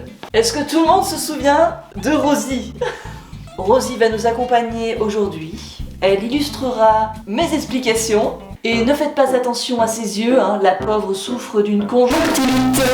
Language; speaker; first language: French; native; French